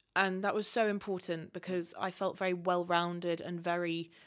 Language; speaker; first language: English; native; English